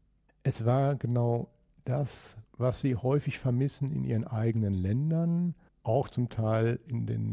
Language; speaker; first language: German; native; German